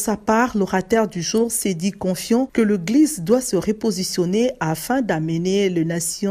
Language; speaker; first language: French; native; French